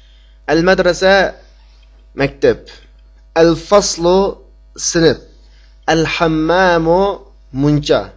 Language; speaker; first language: Arabic; non-native, fluent; Uyghur